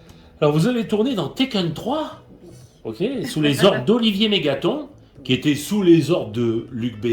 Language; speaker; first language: French; native; French